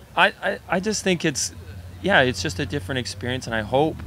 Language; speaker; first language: English; native; English